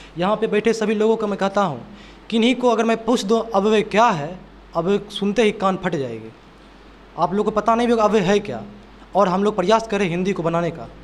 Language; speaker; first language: Hindi; non-native, local second language; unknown